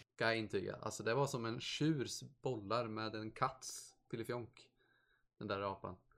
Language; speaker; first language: Swedish; native; Swedish